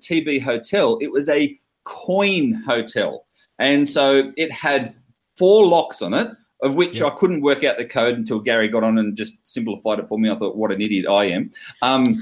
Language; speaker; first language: English; native; English